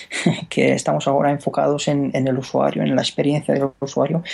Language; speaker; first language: Spanish; non-native, fluent; Romanian